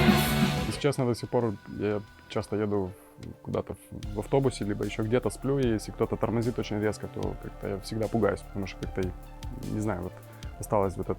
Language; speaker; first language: Russian; native; Russian